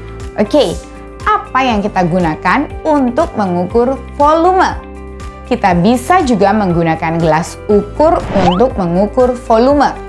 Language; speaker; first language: Indonesian; native; Indonesian